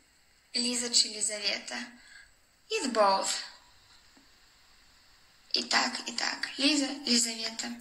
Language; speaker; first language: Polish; non-native, learner; Russian